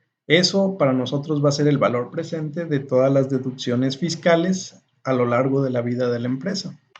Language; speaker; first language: Spanish; native; Spanish